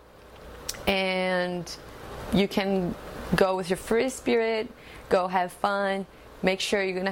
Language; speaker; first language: English; non-native, fluent; Portuguese